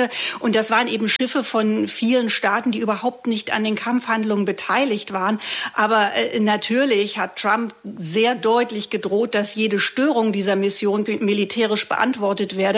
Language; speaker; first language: German; native; German